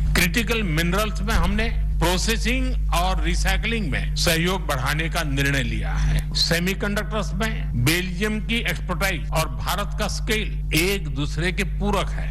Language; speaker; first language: Hindi; non-native, local second language; Gujarati